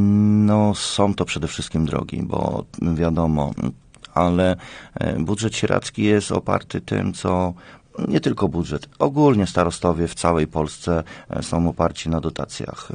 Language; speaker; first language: Polish; native; Polish